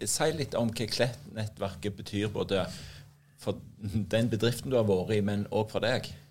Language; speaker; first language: Norwegian; native; Norwegian